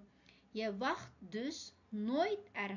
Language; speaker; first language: Dutch; non-native, fluent; Uyghur